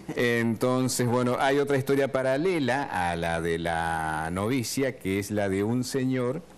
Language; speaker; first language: Spanish; native; Spanish